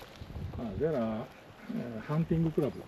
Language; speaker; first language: English; non-native, learner; Japanese